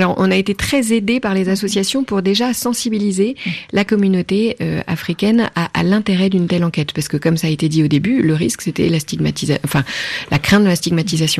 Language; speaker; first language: French; native; French